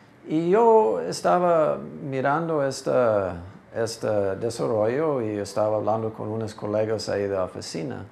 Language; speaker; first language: Spanish; non-native, fluent; English